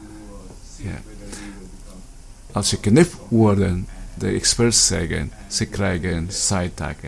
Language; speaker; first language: Dutch; non-native, learner; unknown